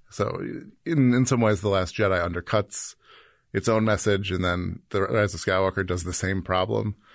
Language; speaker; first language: English; native; English